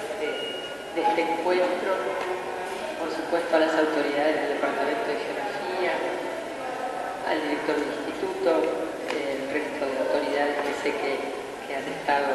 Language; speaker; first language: Spanish; native; Spanish